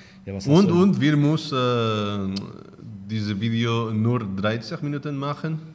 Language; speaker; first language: German; non-native, learner; Spanish